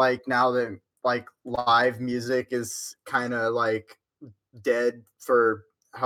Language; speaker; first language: English; native; English